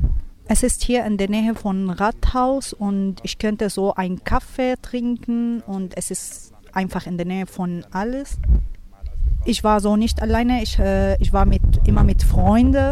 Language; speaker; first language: German; non-native, learner; Arabic